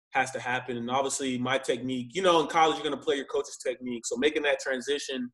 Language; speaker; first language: English; native; English